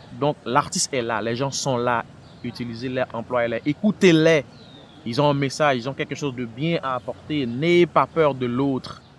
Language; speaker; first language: French; non-native, local second language; Haitian Creole